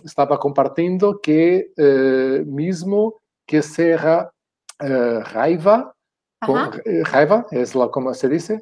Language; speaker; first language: Spanish; non-native, fluent; Portuguese